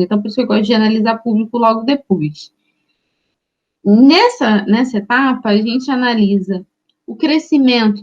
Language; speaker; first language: Portuguese; native; Portuguese